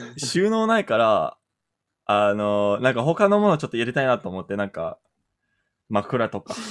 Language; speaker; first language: Japanese; non-native, fluent; English